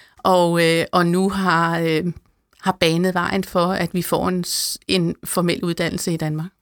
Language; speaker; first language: Danish; native; Danish